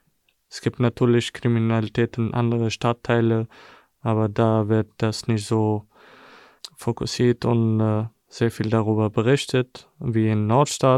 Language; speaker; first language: German; non-native, fluent; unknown